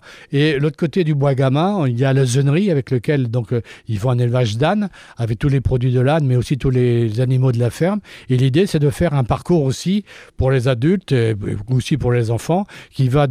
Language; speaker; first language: French; native; French